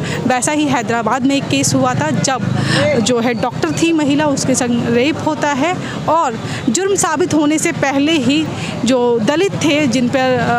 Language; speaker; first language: Hindi; native; Hindi